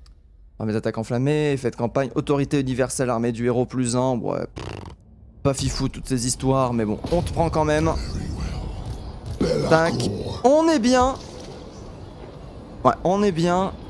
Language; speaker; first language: French; native; French